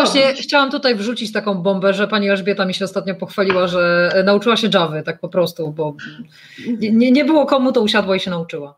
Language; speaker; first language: Polish; native; Polish